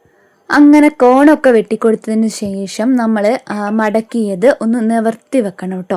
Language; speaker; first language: Malayalam; native; Malayalam